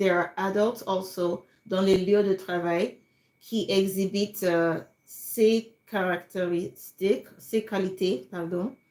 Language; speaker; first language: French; non-native, fluent; English